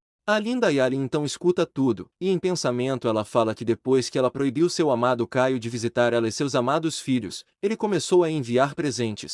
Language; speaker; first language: Portuguese; native; Portuguese